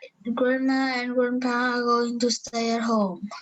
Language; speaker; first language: English; non-native, learner; Vietnamese